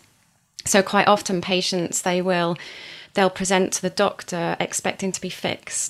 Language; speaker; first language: English; native; English